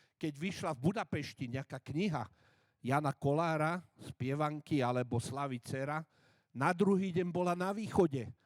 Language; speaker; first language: Slovak; native; Slovak